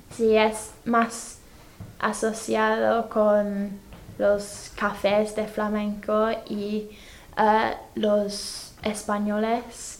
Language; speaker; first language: Spanish; non-native, fluent; English